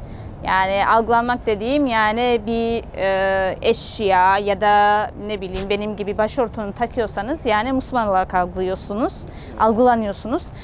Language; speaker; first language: Turkish; non-native, fluent; Georgian